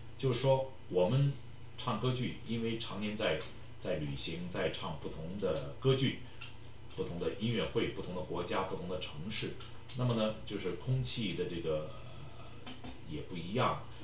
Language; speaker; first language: Chinese; native; Chinese